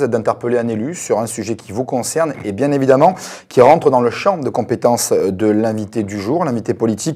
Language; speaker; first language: French; native; French